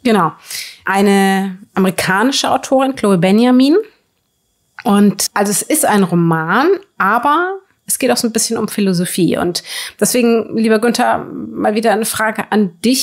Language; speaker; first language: German; native; German